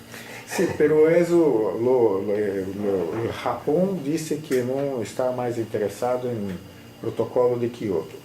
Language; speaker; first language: Spanish; non-native, fluent; Portuguese